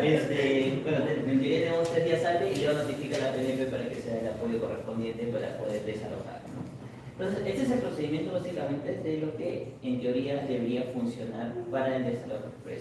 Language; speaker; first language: Spanish; native; Spanish